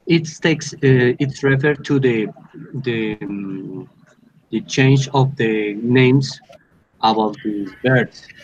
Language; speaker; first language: English; non-native, learner; Spanish